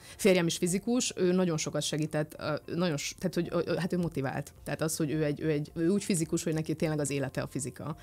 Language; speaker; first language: Hungarian; native; Hungarian